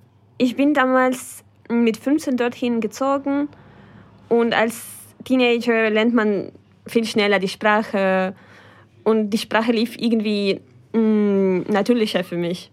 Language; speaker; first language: German; non-native, fluent; Ukrainian